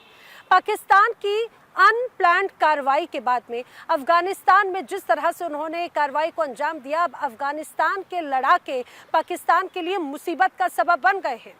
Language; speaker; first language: Hindi; native; Hindi